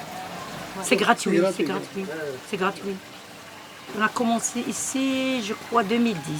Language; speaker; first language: French; non-native, learner; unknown